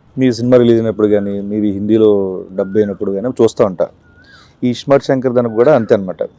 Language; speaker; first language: Telugu; native; Telugu